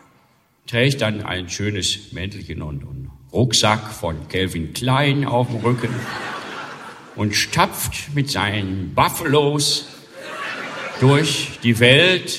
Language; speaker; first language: German; native; German